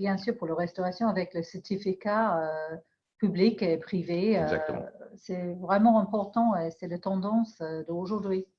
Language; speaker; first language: French; non-native, fluent; English